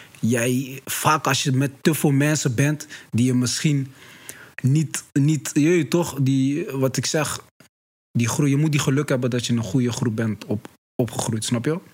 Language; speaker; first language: Dutch; early bilingual, other home language; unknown